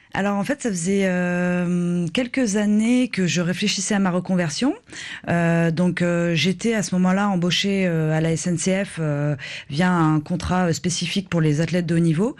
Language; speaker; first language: French; native; French